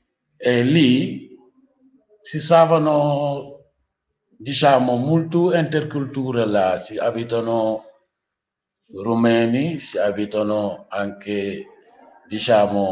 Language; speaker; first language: Italian; non-native, learner; Wolof